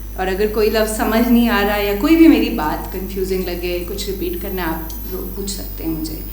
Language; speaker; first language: Urdu; non-native, local second language; Punjabi